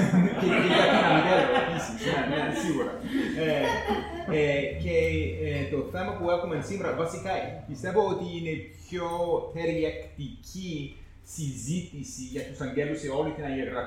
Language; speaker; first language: Greek; non-native, fluent; English